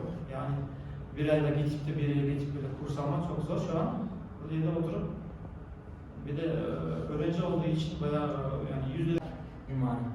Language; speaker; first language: Turkish; non-native, learner; Kazakh